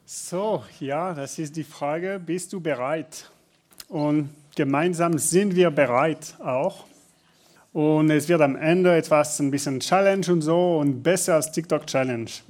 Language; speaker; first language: German; non-native, learner; French